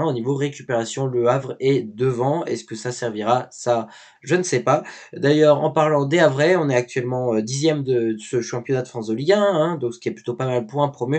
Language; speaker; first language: French; native; French